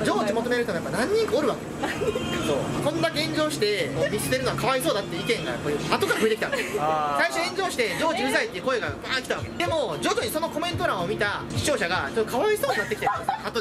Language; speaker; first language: Japanese; native; Japanese